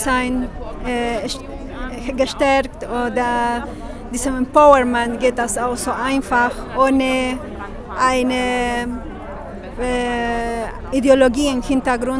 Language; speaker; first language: German; non-native, fluent; Spanish